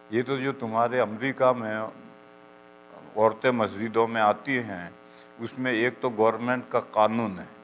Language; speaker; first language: Urdu; native; Urdu